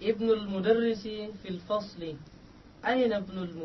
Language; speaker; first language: Arabic; non-native, learner; Indonesian